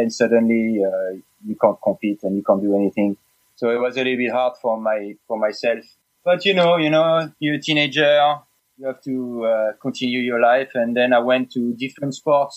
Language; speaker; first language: English; non-native, fluent; French